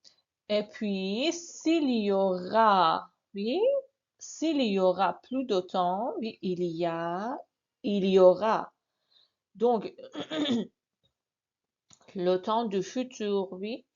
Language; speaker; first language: French; non-native, fluent; Persian